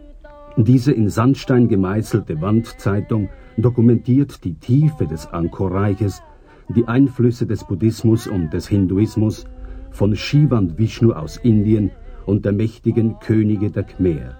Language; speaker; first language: German; native; German